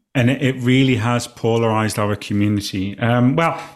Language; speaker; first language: English; native; English